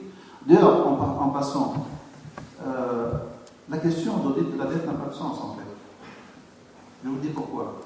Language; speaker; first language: French; non-native, local second language; Arabic